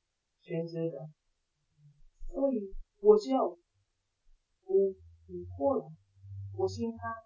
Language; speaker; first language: Chinese; non-native, fluent; English